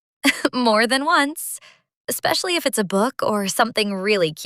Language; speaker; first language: English; native; English